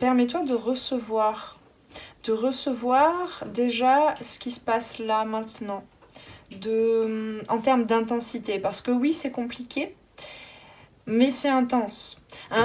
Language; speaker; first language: French; native; French